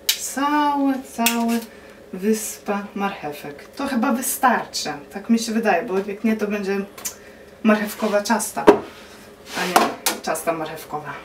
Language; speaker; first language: Polish; non-native, learner; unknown